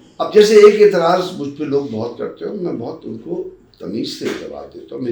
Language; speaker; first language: Urdu; native; Urdu